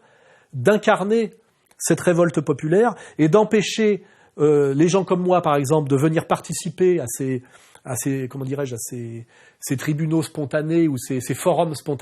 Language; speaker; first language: French; native; French